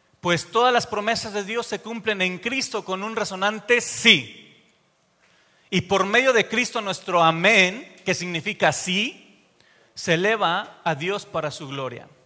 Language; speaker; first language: Spanish; native; Spanish